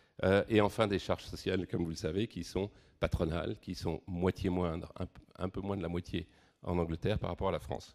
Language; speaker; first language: French; native; French